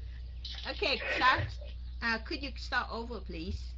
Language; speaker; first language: English; non-native, fluent; Vietnamese